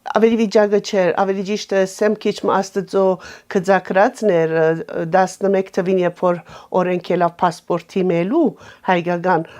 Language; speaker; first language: Armenian; native; Armenian